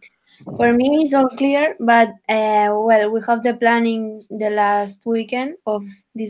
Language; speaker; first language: English; non-native, learner; Spanish